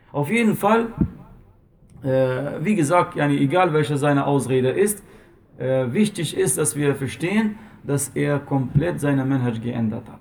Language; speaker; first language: German; non-native, fluent; Arabic